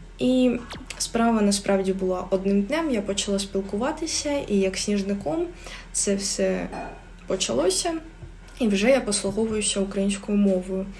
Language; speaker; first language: Ukrainian; non-native, local second language; Russian